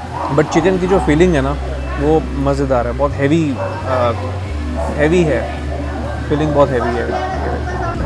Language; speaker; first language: Hindi; native; Hindi